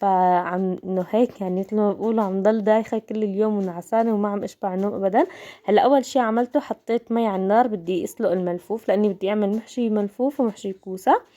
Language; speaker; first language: Arabic; native; Arabic